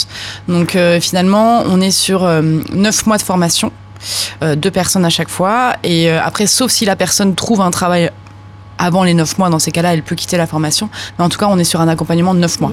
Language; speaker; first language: French; native; French